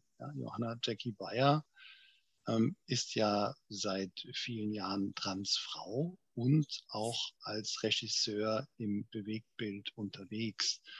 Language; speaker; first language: German; native; German